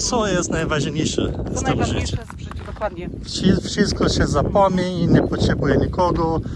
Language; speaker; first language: Polish; non-native, learner; Portuguese